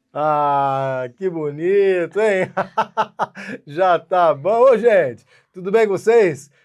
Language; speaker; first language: Portuguese; native; Portuguese